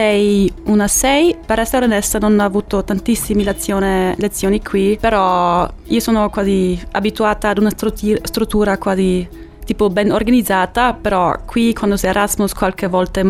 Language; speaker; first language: Italian; non-native, fluent; German